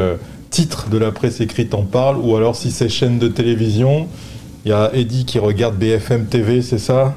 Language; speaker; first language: French; native; French